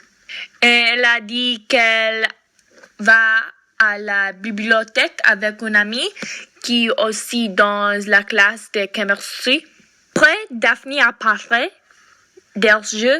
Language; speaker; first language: French; non-native, learner; English